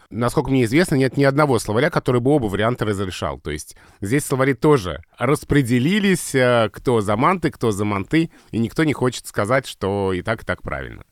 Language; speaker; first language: Russian; native; Russian